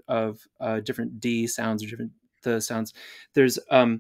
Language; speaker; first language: English; native; English